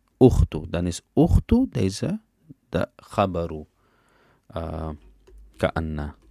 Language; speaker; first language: Dutch; early bilingual, other home language; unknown